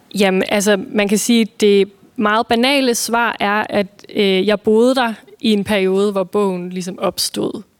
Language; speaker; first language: Danish; native; Danish